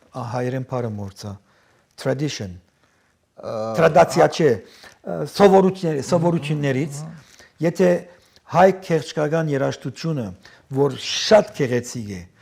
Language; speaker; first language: Armenian; early bilingual, heritage; Armenian